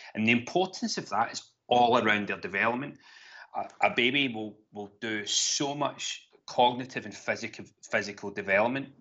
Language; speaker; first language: English; native; English